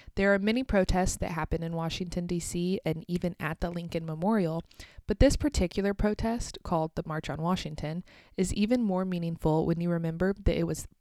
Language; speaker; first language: English; native; English